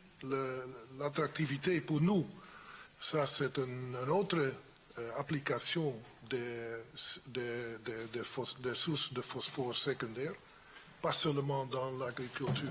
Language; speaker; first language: French; non-native, fluent; Dutch